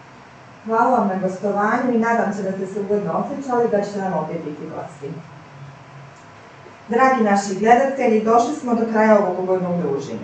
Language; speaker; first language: Croatian; native; Croatian